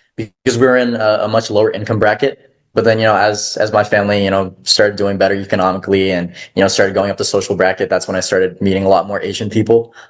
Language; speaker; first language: English; early bilingual, other home language; Kazakh